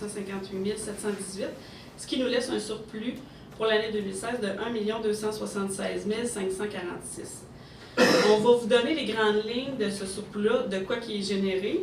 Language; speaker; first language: French; native; French